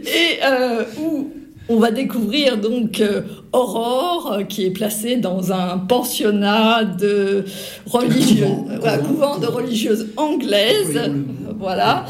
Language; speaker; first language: French; native; French